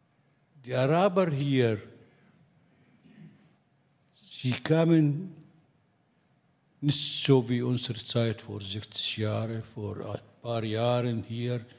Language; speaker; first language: German; non-native, fluent; Arabic